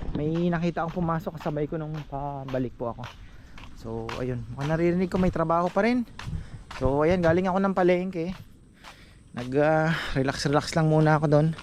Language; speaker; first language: Filipino; non-native, local second language; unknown